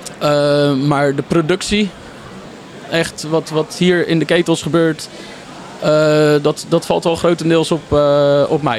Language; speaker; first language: Dutch; native; Dutch